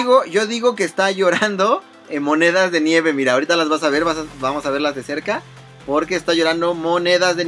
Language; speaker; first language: Spanish; native; Spanish